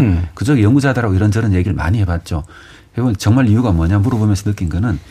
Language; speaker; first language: Korean; native; Korean